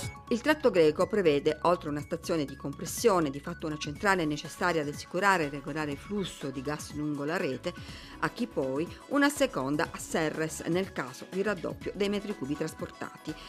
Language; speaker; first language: Italian; native; Italian